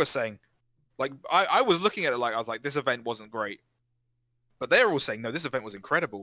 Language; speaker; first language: English; native; English